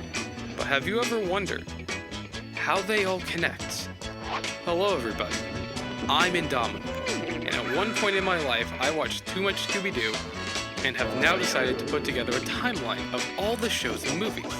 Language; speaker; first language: English; native; English